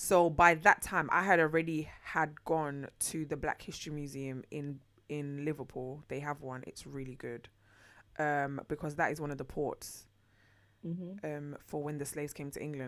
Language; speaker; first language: English; early bilingual, other home language; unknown